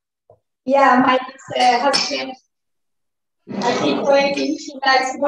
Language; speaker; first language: English; non-native, learner; Bangla